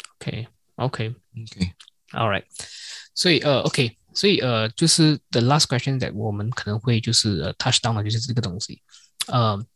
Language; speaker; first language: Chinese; native; Chinese